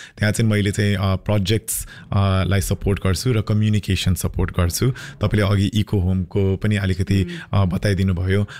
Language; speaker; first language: Nepali; early bilingual, heritage; Nepali